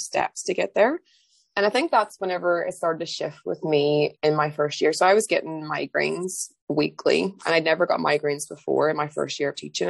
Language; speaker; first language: English; native; English